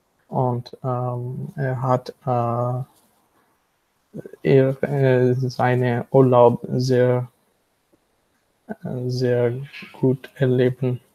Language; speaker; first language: German; non-native, learner; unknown